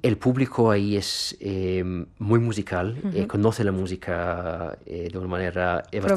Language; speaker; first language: Spanish; non-native, fluent; Russian